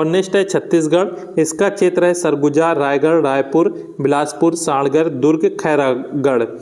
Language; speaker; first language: Hindi; native; Hindi